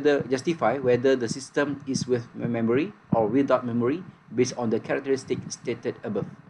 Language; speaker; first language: English; non-native, local second language; Malay